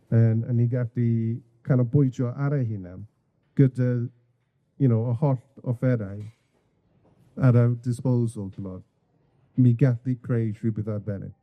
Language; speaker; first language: Welsh; non-native, fluent; English